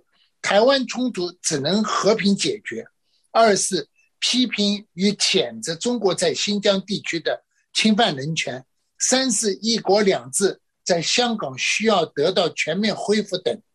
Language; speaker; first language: Chinese; native; Chinese